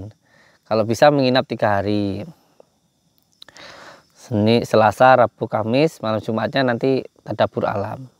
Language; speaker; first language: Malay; non-native, local second language; Javanese